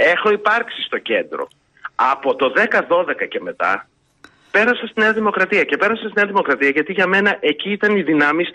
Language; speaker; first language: Greek; early bilingual, heritage; Greek